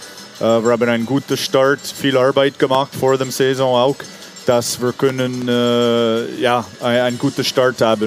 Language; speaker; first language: German; non-native, fluent; English